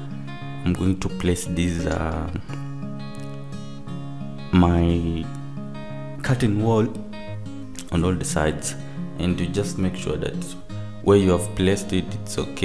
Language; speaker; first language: English; non-native, local second language; Swahili